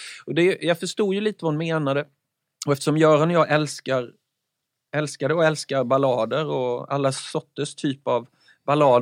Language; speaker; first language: Swedish; native; Swedish